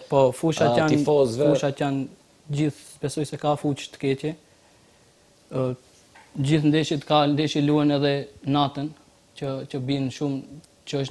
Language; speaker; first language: Albanian; native; Albanian